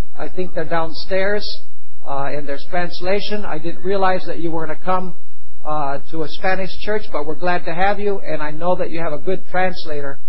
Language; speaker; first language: English; native; English